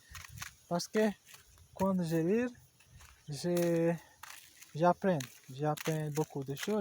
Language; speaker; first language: French; non-native, learner; Portuguese